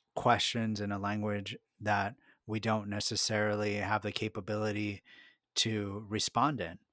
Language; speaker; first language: English; early bilingual, other home language; Spanish